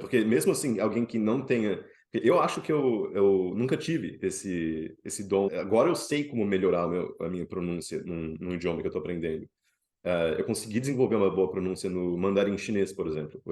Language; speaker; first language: Portuguese; native; Portuguese